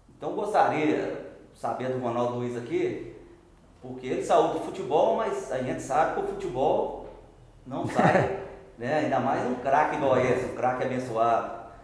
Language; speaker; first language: Portuguese; native; Portuguese